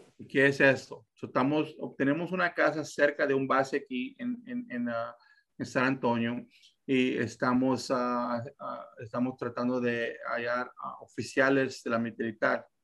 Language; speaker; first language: Spanish; early bilingual, heritage; Spanish